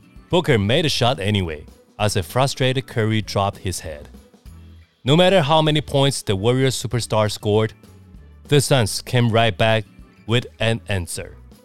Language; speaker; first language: English; non-native, fluent; Chinese